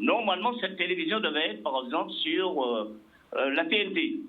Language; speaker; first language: French; native; French